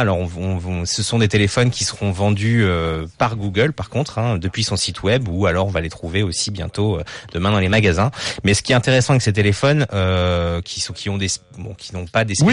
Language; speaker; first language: French; native; French